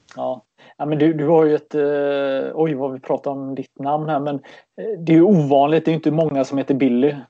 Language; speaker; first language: Swedish; native; Swedish